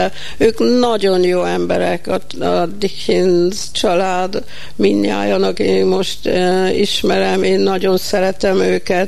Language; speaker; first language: Hungarian; early bilingual, heritage; Hungarian